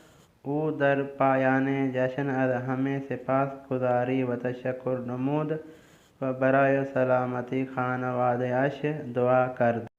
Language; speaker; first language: Persian; non-native, fluent; Urdu